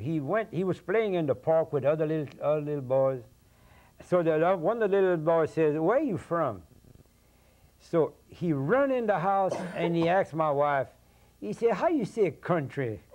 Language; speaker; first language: English; non-native, local second language; French